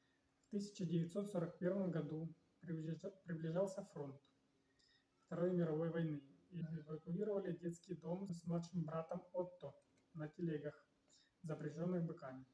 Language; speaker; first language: Russian; native; Russian